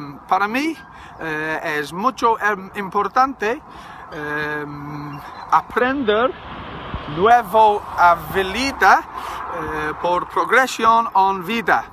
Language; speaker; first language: Spanish; non-native, learner; English